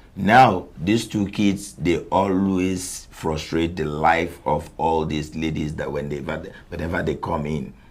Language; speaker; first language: English; non-native, local second language; Yoruba